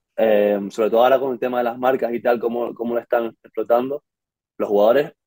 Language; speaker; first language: Spanish; native; Spanish